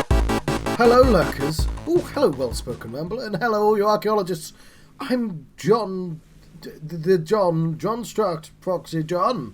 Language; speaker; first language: English; native; English